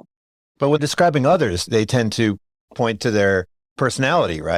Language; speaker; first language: English; native; English